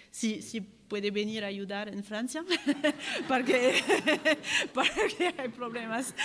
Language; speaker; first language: Spanish; non-native, fluent; French